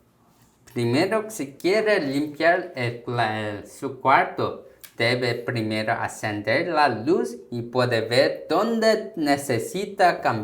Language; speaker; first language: Spanish; non-native, fluent; Korean